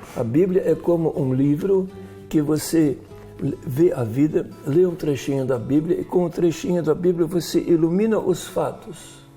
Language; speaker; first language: Portuguese; non-native, fluent; Dutch